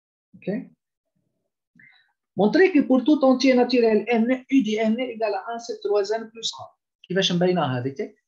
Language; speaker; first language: French; non-native, local second language; Arabic